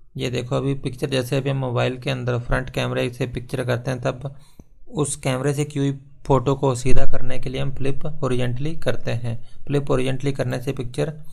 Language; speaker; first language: Hindi; non-native, local second language; Punjabi